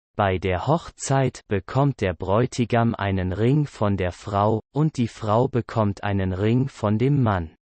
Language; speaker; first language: German; non-native, learner; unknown